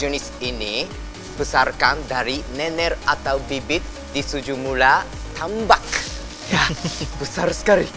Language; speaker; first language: Indonesian; non-native, fluent; Japanese